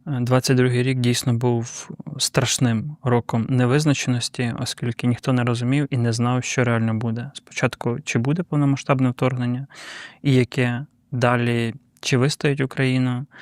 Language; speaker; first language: Ukrainian; native; Ukrainian